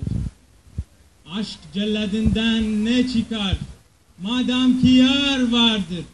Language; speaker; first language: Turkish; non-native, learner; Arabic